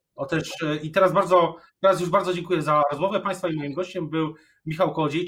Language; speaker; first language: Polish; native; Polish